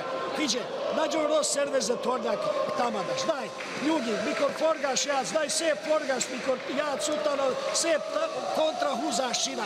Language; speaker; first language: Hungarian; non-native, learner; Russian